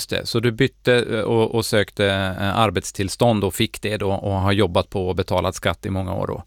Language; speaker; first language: Swedish; native; Swedish